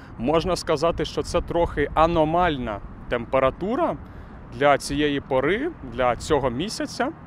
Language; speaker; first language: Ukrainian; native; Ukrainian